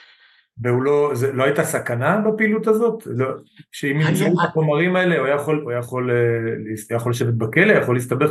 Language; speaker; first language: Hebrew; native; Hebrew